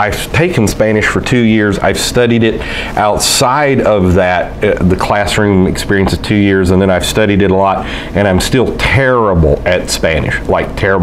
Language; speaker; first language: English; native; English